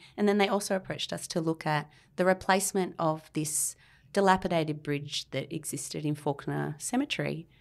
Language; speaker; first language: English; native; English